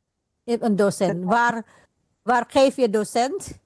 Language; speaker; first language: Dutch; non-native, learner; Indonesian